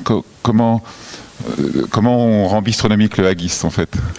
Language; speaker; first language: French; native; French